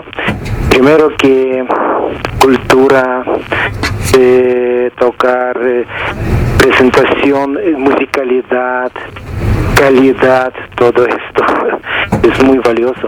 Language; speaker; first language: Spanish; non-native, fluent; Russian